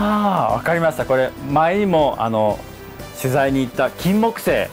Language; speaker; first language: Japanese; native; Japanese